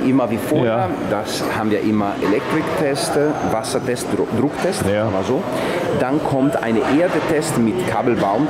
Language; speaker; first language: German; non-native, fluent; Italian